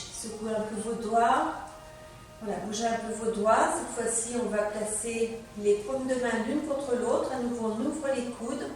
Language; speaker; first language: French; native; French